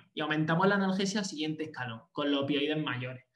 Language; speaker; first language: Spanish; native; Spanish